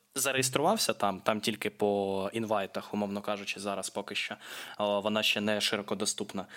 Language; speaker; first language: Ukrainian; non-native, local second language; Russian